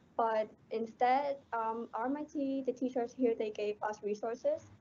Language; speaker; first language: English; non-native, fluent; Indonesian